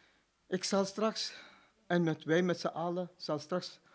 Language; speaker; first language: Dutch; non-native, fluent; Urdu